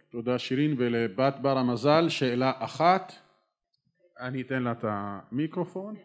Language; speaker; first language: Hebrew; non-native, local second language; Arabic